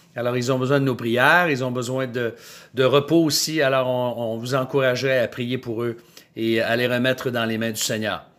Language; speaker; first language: French; native; French